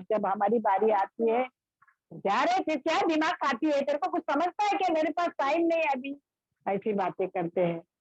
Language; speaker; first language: Hindi; non-native, local second language; Marathi